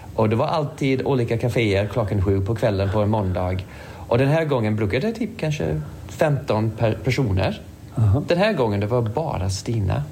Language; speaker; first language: Swedish; non-native, fluent; English